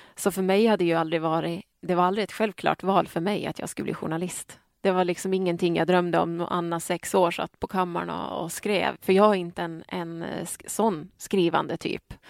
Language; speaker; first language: Swedish; native; Swedish